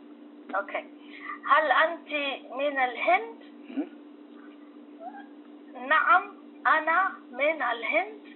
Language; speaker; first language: Arabic; non-native, learner; Tigrinya